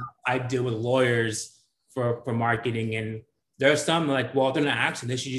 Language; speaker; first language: English; native; English